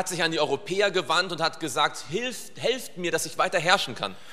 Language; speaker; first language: German; native; German